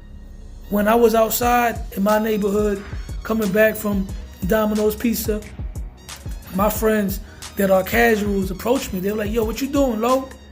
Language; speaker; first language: English; native; English